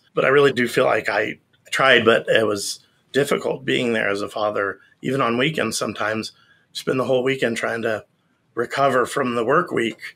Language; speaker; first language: English; native; English